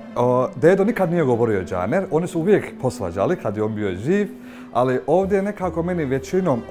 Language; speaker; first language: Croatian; non-native, fluent; Turkish